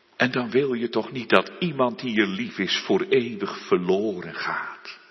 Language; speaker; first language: Dutch; native; Dutch